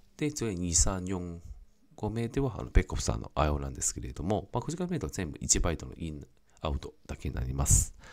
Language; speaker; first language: Japanese; non-native, fluent; Cantonese